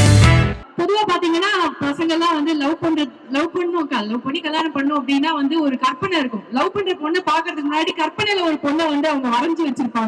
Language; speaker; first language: Tamil; native; Tamil